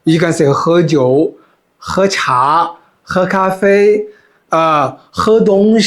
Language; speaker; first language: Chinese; non-native, fluent; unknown